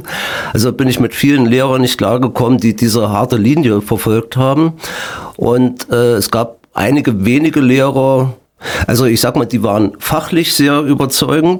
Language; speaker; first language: German; native; German